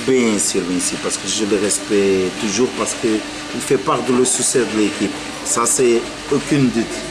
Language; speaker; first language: French; non-native, fluent; Portuguese